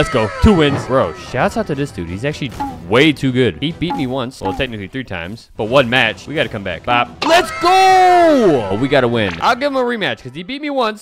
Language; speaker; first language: English; native; English